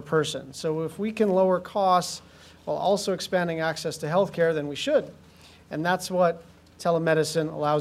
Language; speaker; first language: English; native; English